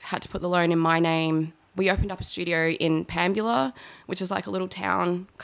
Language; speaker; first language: English; native; English